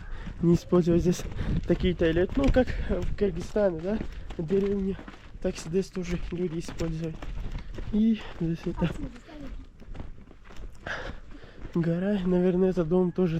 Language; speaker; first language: Russian; non-native, learner; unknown